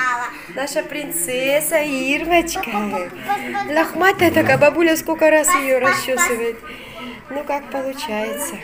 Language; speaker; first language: Russian; native; Russian